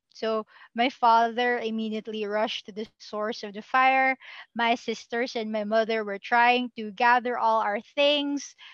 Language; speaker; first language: English; non-native, local second language; Cebuano